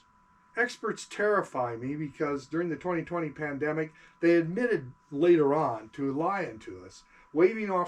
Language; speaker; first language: English; native; English